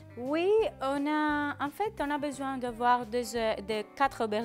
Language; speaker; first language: French; non-native, learner; Greek